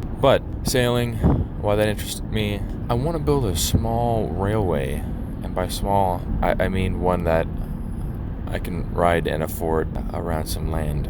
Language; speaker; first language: English; native; English